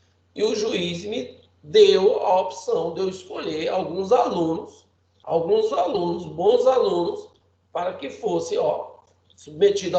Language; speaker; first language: Portuguese; native; Portuguese